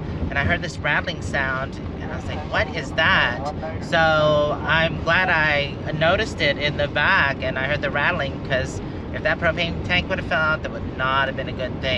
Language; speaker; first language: English; native; English